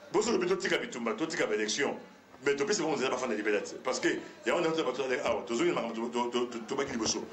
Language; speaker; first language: French; non-native, local second language; Lingala